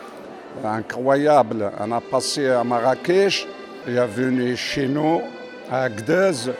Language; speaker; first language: French; non-native, fluent; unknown